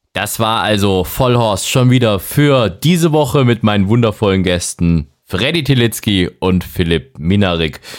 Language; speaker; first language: German; native; German